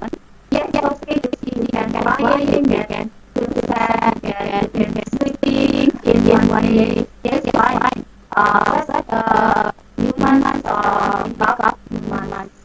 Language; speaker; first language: English; non-native, learner; Indonesian